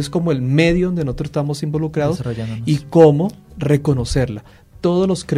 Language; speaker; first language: Spanish; native; Spanish